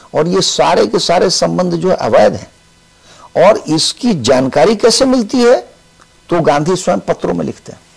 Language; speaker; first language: Hindi; native; Hindi